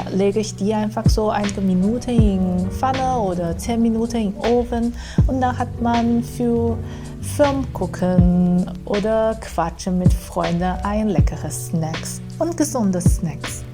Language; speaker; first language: German; non-native, fluent; Chinese